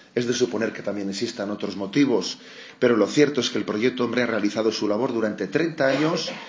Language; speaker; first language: Spanish; non-native, local second language; Basque